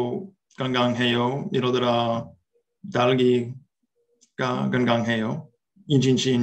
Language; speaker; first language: Korean; non-native, learner; English